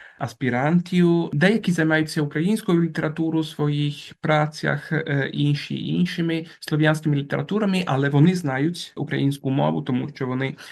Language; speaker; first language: Ukrainian; non-native, fluent; Italian